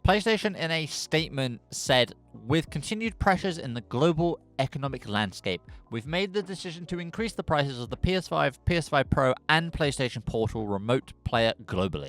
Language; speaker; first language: English; native; English